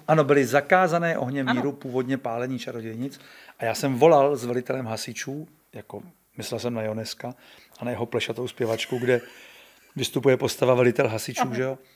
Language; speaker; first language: Czech; native; Czech